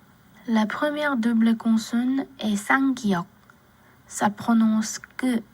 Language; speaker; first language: French; non-native, learner; Korean